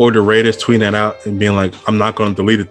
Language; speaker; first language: English; native; English